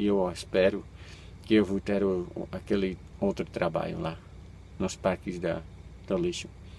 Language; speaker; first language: Portuguese; non-native, fluent; Dutch